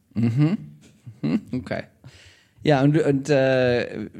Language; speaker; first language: German; non-native, fluent; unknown